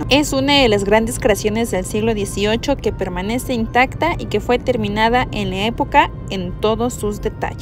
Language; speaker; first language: Spanish; native; Spanish